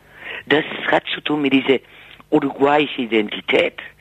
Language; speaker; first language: German; non-native, fluent; Spanish